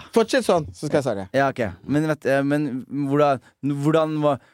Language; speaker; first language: Norwegian; early bilingual, other home language; Somali